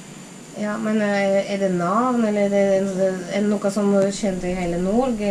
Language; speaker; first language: Norwegian; non-native, fluent; Russian